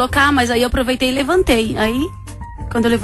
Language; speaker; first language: Portuguese; native; Portuguese